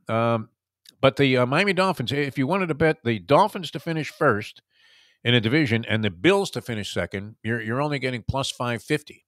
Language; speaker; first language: English; native; English